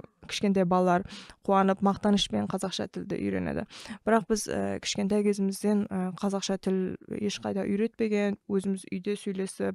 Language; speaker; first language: Kazakh; early bilingual, heritage; Kazakh